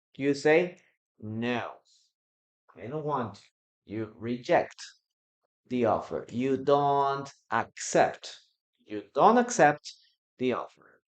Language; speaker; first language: English; non-native, fluent; Spanish